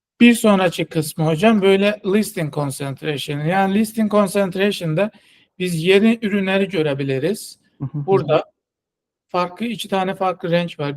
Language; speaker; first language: Turkish; non-native, fluent; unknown